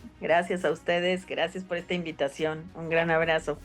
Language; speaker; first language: Spanish; native; Spanish